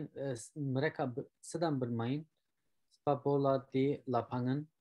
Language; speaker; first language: Indonesian; non-native, learner; Turkish